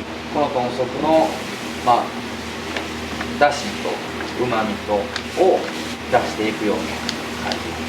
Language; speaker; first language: Japanese; native; Japanese